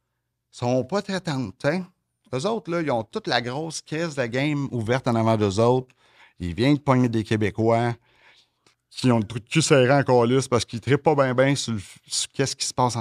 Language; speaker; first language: French; native; French